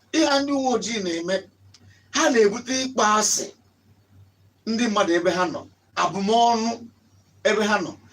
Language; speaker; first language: Igbo; native; Igbo